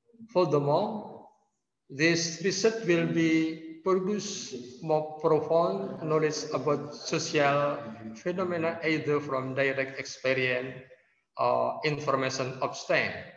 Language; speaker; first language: English; non-native, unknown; Indonesian